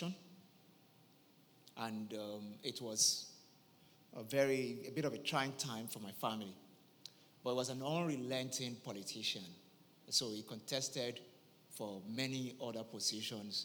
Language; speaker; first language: English; non-native, local second language; Yoruba